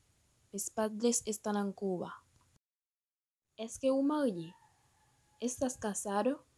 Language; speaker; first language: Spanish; non-native, fluent; Haitian Creole